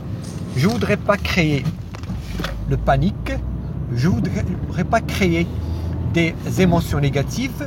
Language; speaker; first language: French; non-native, fluent; Arabic